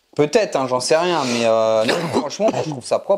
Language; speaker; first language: French; native; French